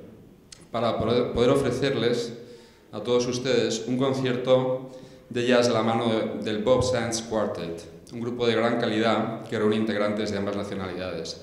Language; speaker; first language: Spanish; native; Spanish